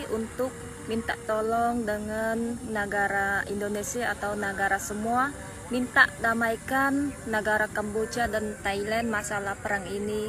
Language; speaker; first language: Indonesian; non-native, learner; Khmer